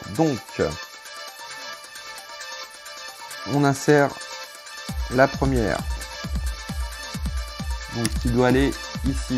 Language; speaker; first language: French; native; French